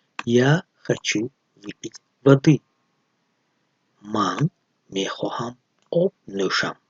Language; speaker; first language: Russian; non-native, fluent; Tajik